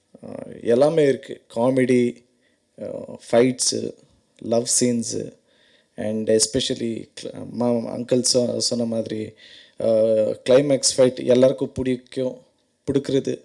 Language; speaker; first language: Tamil; non-native, learner; Kannada